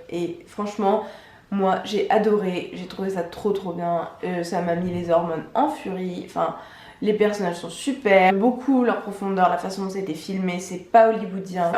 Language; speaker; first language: French; native; French